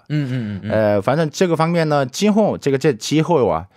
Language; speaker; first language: Chinese; non-native, fluent; Korean